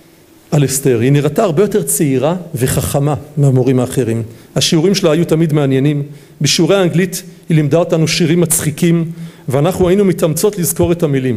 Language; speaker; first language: Hebrew; native; Hebrew